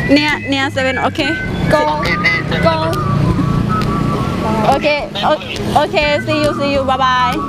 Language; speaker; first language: English; non-native, learner; Thai